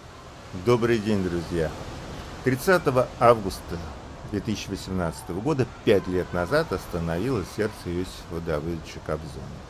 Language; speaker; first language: Russian; native; Russian